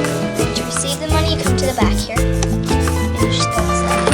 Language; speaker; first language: English; native; English